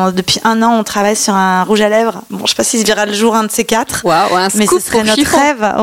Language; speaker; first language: French; native; French